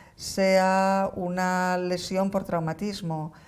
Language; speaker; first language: Spanish; native; Spanish